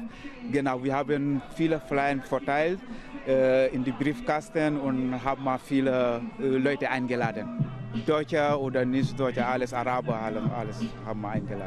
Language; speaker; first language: German; non-native, learner; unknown